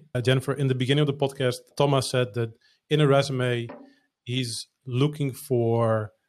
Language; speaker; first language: English; non-native, fluent; Dutch